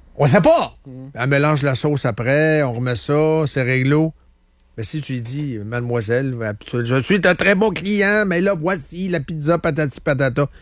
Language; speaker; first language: French; native; French